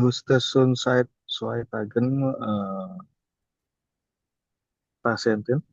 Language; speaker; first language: German; non-native, learner; Indonesian